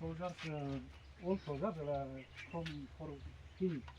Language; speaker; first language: English; non-native, learner; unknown